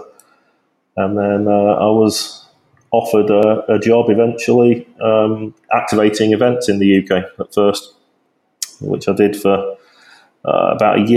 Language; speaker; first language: English; native; English